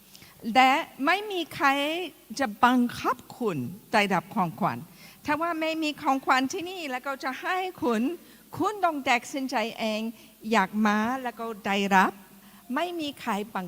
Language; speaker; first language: Thai; non-native, fluent; English